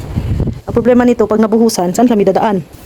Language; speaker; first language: Filipino; native; Filipino